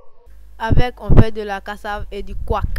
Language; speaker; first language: French; non-native, local second language; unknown